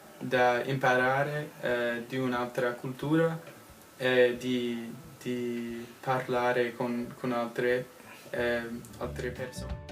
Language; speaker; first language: Italian; non-native, learner; English